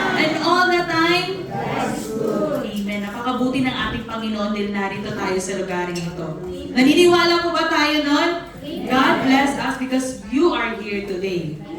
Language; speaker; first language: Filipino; non-native, local second language; Cebuano